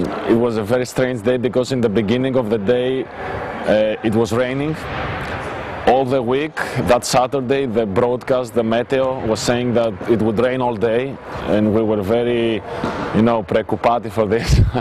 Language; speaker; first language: English; non-native, fluent; Greek